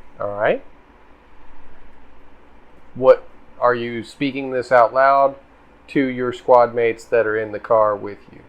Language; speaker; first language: English; native; English